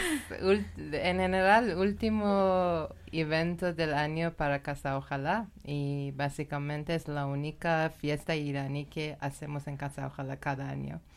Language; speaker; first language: Spanish; non-native, learner; Persian